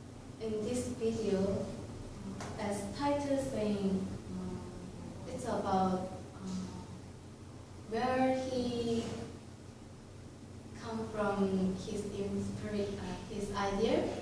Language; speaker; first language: English; non-native, learner; Korean